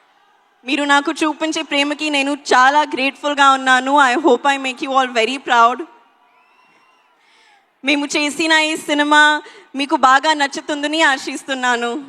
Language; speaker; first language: Telugu; non-native, learner; Hindi